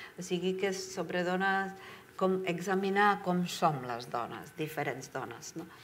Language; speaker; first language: Catalan; non-native, fluent; Czech